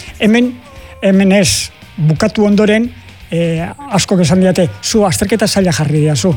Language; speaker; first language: Basque; native; Basque